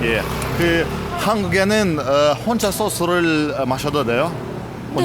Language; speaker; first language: Korean; non-native, learner; Russian